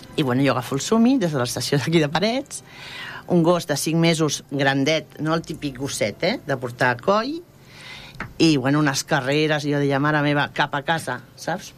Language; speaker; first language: Catalan; non-native, local second language; Spanish